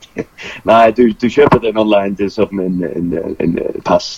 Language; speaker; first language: Danish; non-native, local second language; Faroese